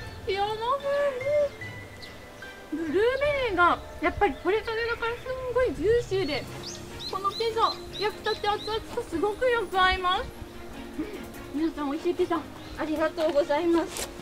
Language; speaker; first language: Japanese; native; Japanese